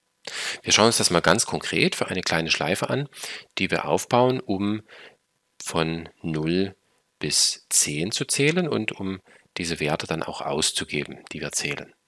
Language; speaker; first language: German; native; German